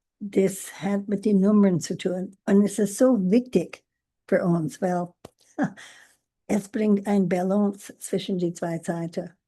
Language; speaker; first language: German; non-native, learner; English